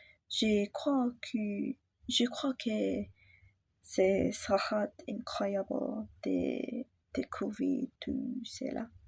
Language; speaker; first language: French; non-native, learner; English